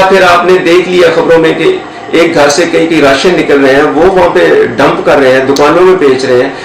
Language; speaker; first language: Urdu; non-native, local second language; Punjabi